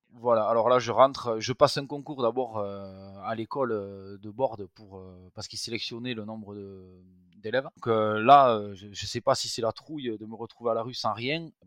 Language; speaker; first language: French; native; French